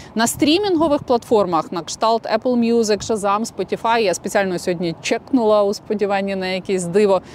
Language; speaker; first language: Ukrainian; native; Ukrainian